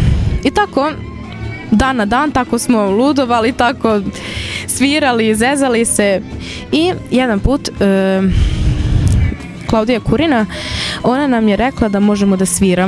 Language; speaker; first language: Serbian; non-native, local second language; Hungarian